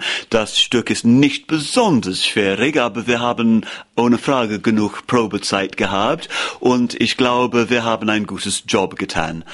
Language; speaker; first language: German; non-native, learner; English